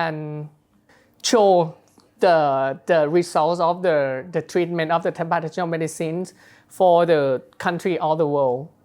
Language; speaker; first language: English; non-native, learner; Thai